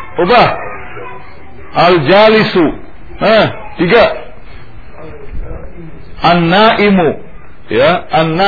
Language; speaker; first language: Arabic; non-native, learner; Indonesian